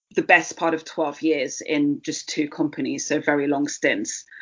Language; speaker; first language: English; early bilingual, heritage; Spanish